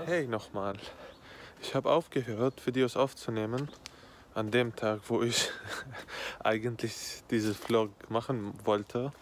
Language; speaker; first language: German; non-native, fluent; Arabic